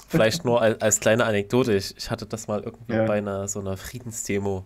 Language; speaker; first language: German; native; German